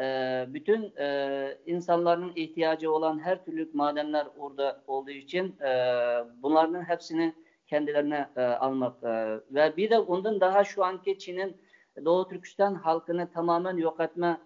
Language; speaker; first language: Turkish; non-native, fluent; Uyghur